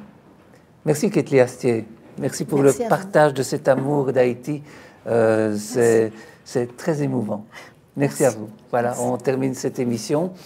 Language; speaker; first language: French; native; French